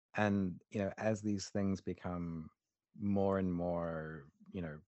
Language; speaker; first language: English; native; English